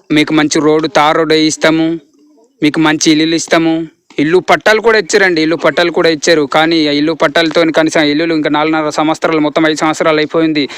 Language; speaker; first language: Telugu; native; Telugu